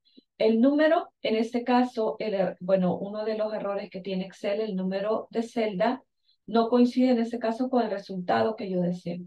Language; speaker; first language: Spanish; native; Spanish